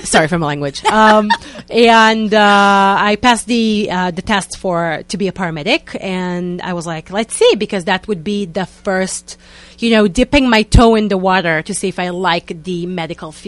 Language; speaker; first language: English; non-native, fluent; Hebrew